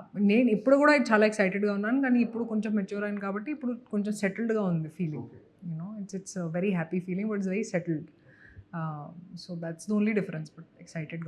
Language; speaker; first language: Telugu; non-native, local second language; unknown